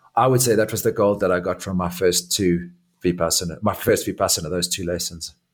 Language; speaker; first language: English; native; English